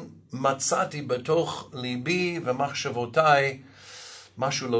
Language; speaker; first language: Hebrew; non-native, fluent; English